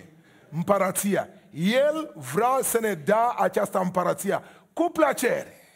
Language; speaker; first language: Romanian; non-native, learner; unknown